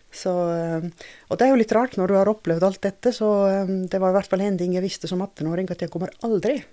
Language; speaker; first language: Norwegian; non-native, fluent; Estonian